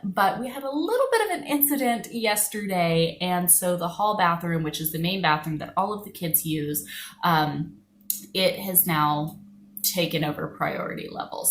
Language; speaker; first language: English; native; English